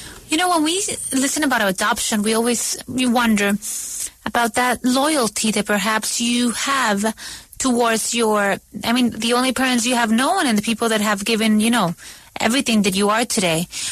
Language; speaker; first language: English; non-native, fluent; Spanish